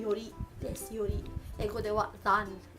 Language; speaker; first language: Japanese; early bilingual, other home language; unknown